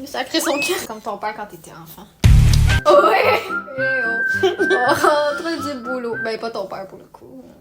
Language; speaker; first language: French; native; French